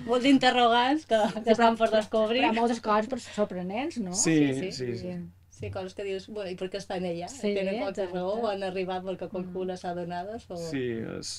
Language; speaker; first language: Catalan; native; Catalan